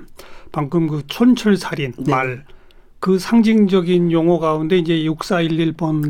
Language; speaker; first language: Korean; native; Korean